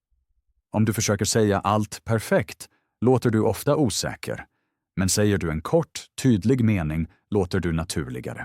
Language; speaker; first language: Swedish; non-native, fluent; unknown